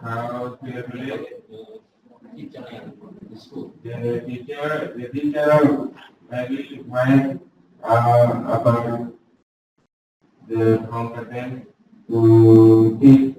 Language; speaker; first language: English; non-native, learner; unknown